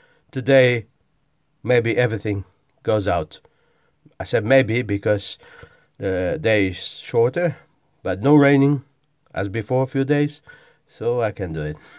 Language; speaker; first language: English; non-native, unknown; Polish